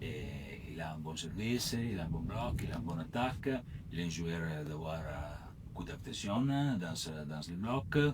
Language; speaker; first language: French; non-native, learner; Italian